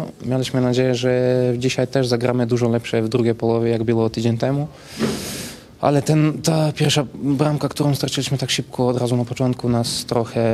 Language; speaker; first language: Polish; non-native, fluent; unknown